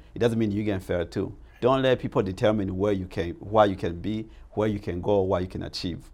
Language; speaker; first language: English; non-native, local second language; Rundi